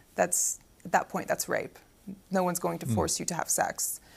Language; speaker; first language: English; early bilingual, other home language; Arabic